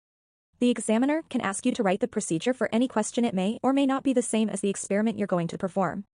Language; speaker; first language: English; non-native, local second language; Malayalam